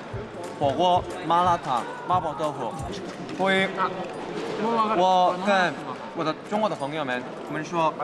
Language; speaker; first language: Chinese; non-native, learner; Japanese